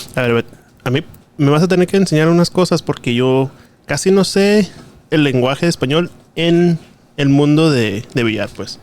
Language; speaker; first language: Spanish; early bilingual, heritage; Spanish